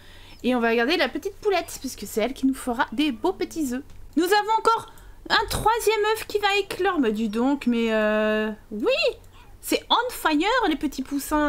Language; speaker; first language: French; native; French